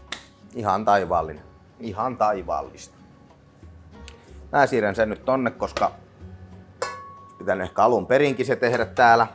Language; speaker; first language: Finnish; native; Finnish